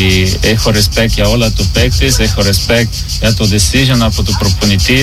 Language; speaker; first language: Greek; non-native, learner; Portuguese